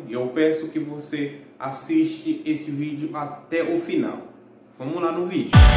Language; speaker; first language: Portuguese; non-native, fluent; Haitian Creole